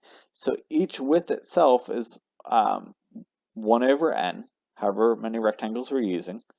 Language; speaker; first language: English; native; English